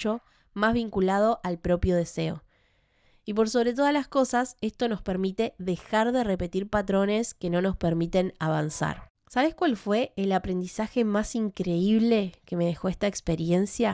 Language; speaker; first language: Spanish; native; Spanish